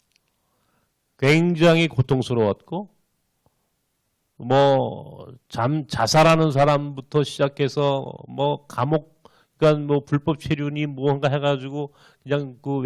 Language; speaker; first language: Korean; native; Korean